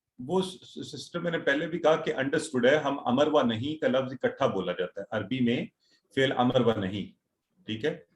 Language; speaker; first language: Urdu; native; Urdu